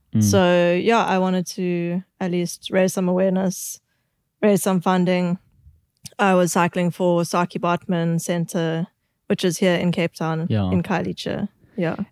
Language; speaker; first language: English; native; English